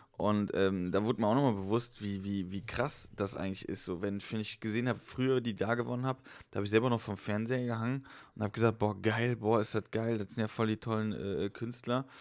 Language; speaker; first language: German; native; German